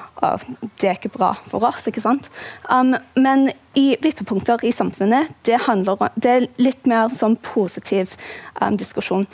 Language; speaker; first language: Norwegian; non-native, fluent; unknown